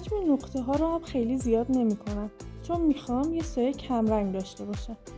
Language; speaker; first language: Persian; native; Persian